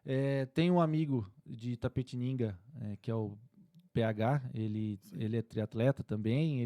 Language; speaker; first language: Portuguese; native; Portuguese